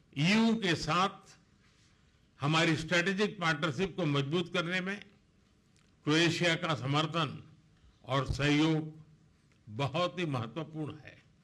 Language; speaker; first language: Hindi; non-native, local second language; Gujarati